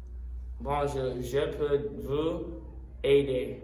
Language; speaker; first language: French; non-native, learner; English